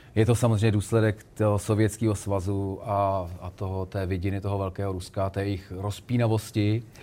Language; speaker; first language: Czech; native; Czech